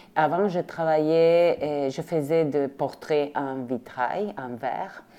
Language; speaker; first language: French; non-native, fluent; Spanish